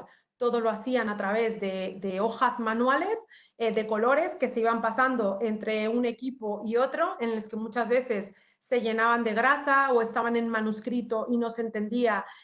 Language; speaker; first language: Spanish; native; Spanish